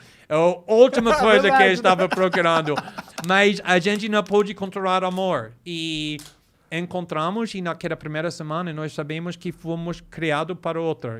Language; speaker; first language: Portuguese; non-native, fluent; English